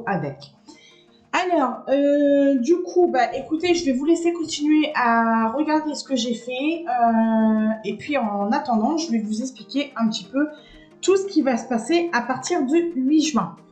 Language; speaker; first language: French; native; French